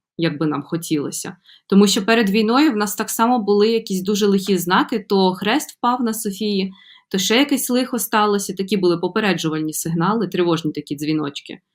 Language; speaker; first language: Ukrainian; native; Ukrainian